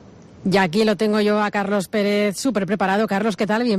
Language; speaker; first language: Spanish; native; Spanish